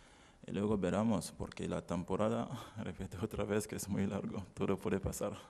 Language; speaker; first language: Spanish; non-native, learner; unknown